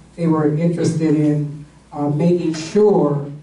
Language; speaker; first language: English; native; English